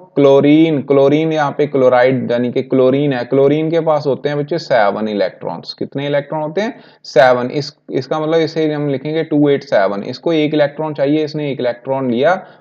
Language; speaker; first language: Hindi; non-native, local second language; Punjabi